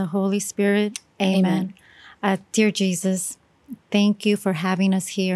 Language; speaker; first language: English; native; English